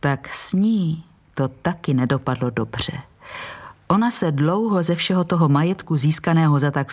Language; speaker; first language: Czech; native; Czech